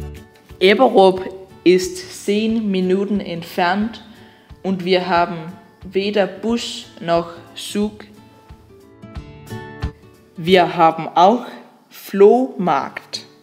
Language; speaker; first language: German; non-native, learner; Danish